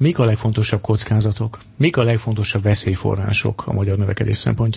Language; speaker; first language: Hungarian; native; Hungarian